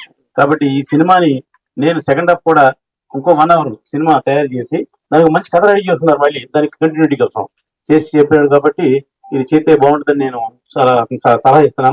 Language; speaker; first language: Telugu; native; Telugu